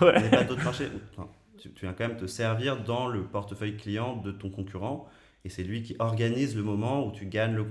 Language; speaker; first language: French; native; French